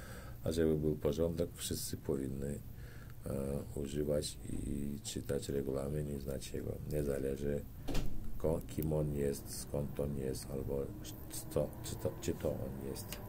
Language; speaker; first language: Polish; non-native, learner; Turkmen